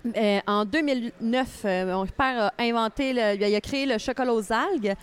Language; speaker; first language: French; native; French